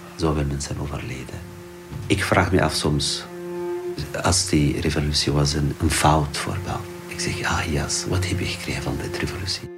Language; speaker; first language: Dutch; non-native, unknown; Arabic